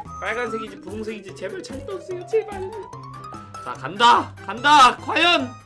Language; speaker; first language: Korean; native; Korean